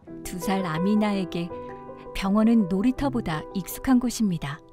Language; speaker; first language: Korean; native; Korean